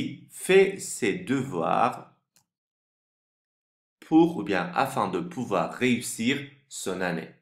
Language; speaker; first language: French; non-native, fluent; Turkish